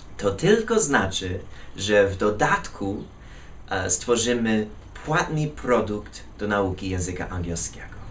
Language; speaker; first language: Polish; non-native, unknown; English